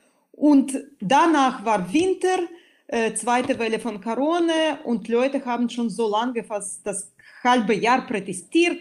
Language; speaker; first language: German; non-native, fluent; Russian